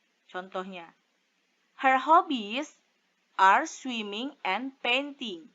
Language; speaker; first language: English; non-native, fluent; Indonesian